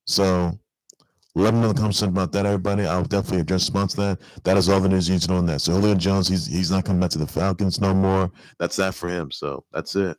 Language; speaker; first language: English; native; English